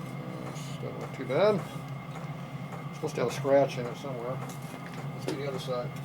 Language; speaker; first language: English; native; English